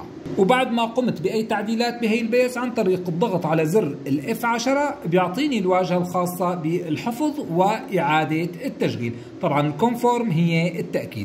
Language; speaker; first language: Arabic; native; Arabic